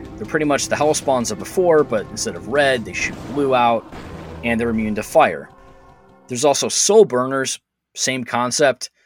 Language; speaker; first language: English; native; English